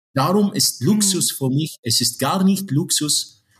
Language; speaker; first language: German; non-native, fluent; Arabic